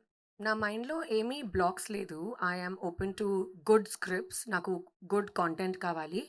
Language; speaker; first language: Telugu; non-native, learner; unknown